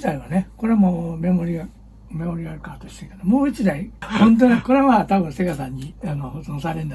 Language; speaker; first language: Japanese; native; Japanese